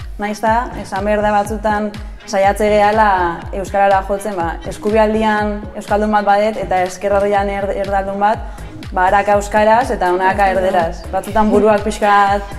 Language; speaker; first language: Basque; non-native, local second language; Spanish